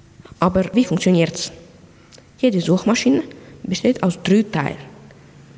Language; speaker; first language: German; non-native, local second language; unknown